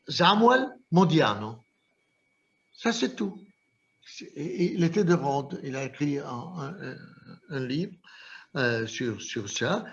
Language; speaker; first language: French; non-native, fluent; Italian